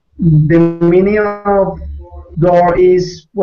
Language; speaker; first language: English; non-native, learner; Spanish